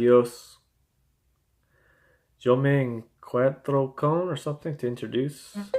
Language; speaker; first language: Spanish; non-native, learner; English